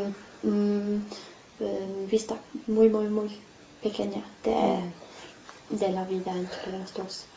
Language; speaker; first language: Spanish; non-native, fluent; English